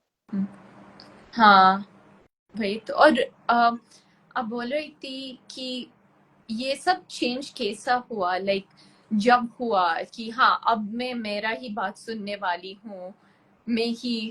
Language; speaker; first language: Hindi; non-native, local second language; Tulu